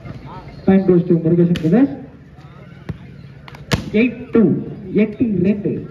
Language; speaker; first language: English; non-native, local second language; Tamil